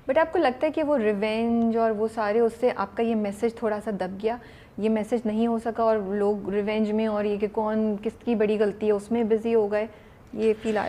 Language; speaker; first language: Urdu; native; Urdu